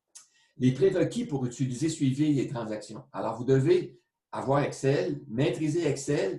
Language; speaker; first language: French; native; French